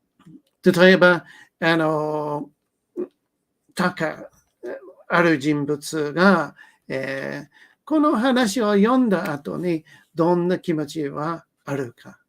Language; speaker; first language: Japanese; non-native, learner; English